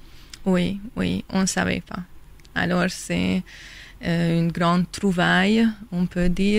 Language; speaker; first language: French; non-native, fluent; Hungarian